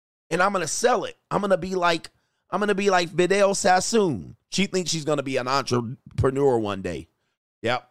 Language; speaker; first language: English; native; English